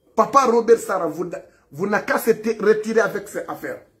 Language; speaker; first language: French; non-native, local second language; Fula